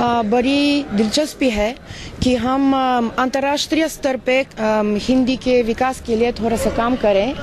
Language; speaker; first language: Hindi; non-native, fluent; Bulgarian